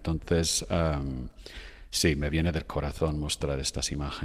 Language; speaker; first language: Spanish; non-native, fluent; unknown